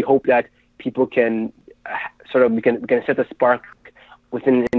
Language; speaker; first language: English; native; English